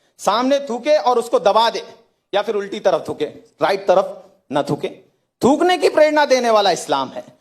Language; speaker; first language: Hindi; native; Hindi